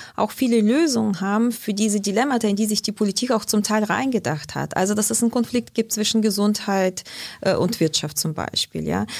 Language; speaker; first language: German; early bilingual, other home language; Lithuanian